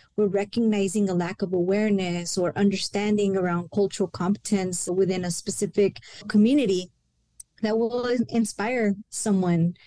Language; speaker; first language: English; early bilingual, other home language; Spanish